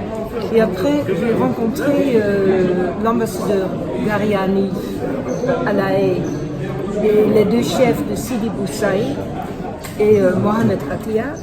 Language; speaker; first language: French; non-native, fluent; Dutch